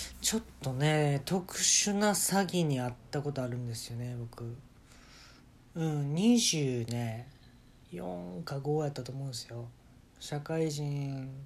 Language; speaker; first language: Japanese; native; Japanese